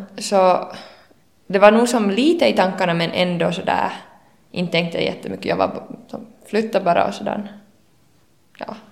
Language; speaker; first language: Swedish; native; Swedish